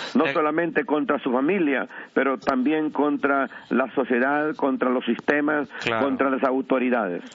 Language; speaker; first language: Spanish; native; Spanish